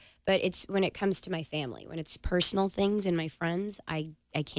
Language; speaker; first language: English; native; English